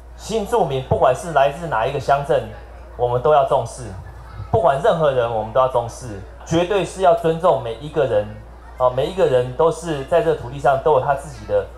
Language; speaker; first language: Chinese; native; Chinese